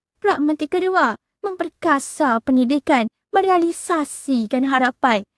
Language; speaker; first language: Malay; native; Malay